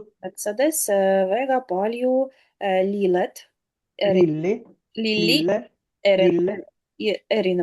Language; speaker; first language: Estonian; non-native, learner; Russian